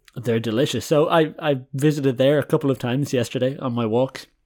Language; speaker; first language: English; native; English